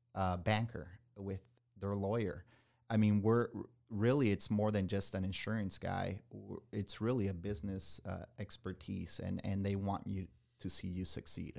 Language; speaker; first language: English; early bilingual, other home language; Spanish